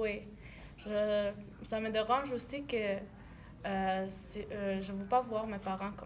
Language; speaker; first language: French; non-native, learner; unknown